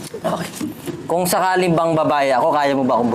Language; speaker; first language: Filipino; native; Filipino